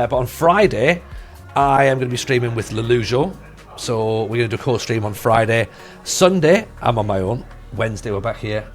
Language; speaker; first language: English; native; English